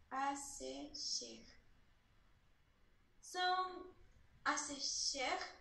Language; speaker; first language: French; non-native, learner; Spanish